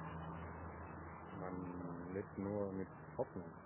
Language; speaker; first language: German; non-native, learner; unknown